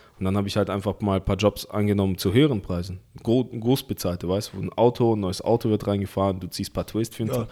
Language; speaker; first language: German; early bilingual, other home language; Russian